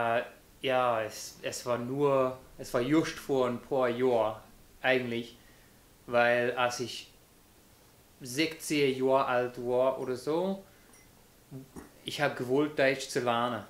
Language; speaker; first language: German; non-native, fluent; English